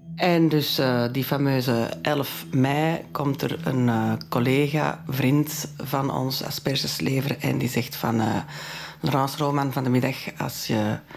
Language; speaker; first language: Dutch; non-native, local second language; French